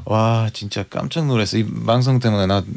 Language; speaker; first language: Korean; non-native, fluent; Bulgarian